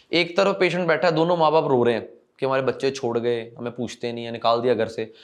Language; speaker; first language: Hindi; non-native, local second language; Punjabi